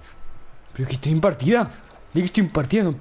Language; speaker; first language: Spanish; native; Spanish